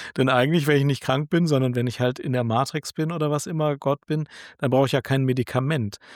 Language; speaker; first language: German; native; German